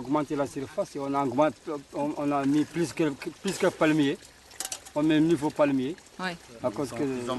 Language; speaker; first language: French; non-native, local second language; Arabic